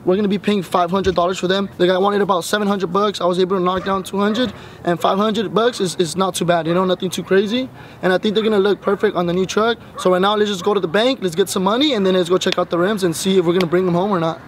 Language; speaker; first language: English; early bilingual, other home language; Spanish